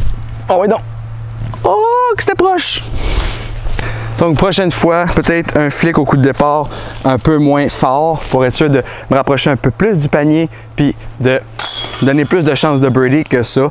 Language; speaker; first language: French; native; French